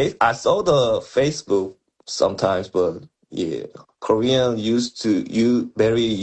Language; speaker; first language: English; non-native, learner; Korean